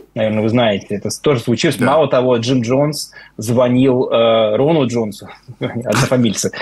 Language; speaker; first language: Russian; native; Russian